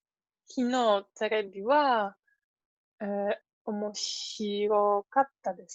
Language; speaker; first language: Japanese; non-native, learner; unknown